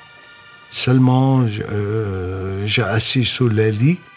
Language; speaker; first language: French; non-native, learner; Arabic